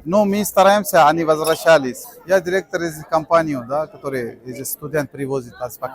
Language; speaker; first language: Russian; non-native, learner; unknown